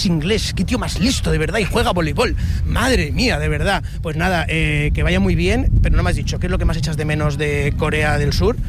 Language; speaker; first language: Spanish; native; Spanish